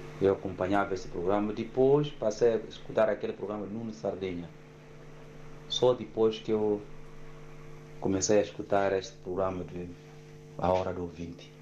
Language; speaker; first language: Portuguese; non-native, local second language; Upper Guinea Crioulo